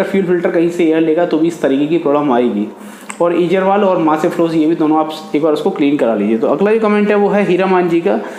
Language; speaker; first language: Hindi; native; Hindi